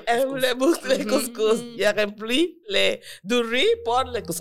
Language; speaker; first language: French; non-native, learner; Spanish